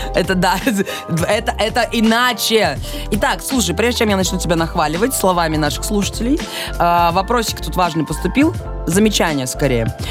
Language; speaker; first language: Russian; native; Russian